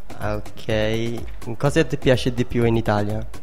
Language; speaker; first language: Italian; non-native, learner; Persian